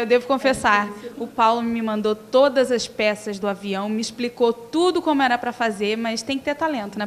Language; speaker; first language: Portuguese; native; Portuguese